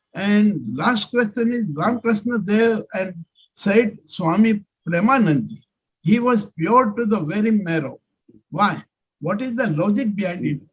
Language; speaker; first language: English; non-native, local second language; Hindi